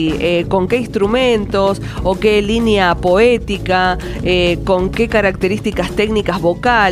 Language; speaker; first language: Spanish; native; Spanish